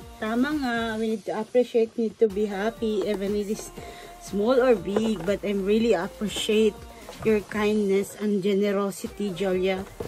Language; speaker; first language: English; non-native, local second language; Filipino